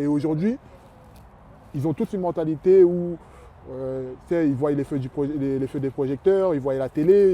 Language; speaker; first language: French; native; French